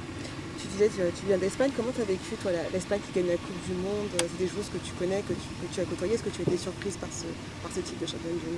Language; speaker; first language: French; native; French